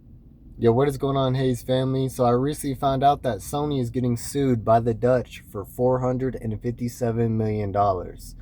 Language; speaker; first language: English; native; English